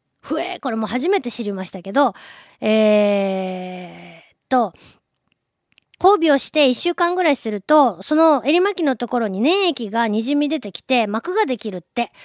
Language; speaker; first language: Japanese; native; Japanese